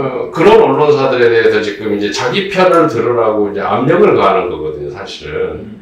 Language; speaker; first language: Korean; native; Korean